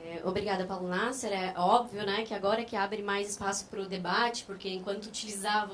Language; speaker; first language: Portuguese; native; Portuguese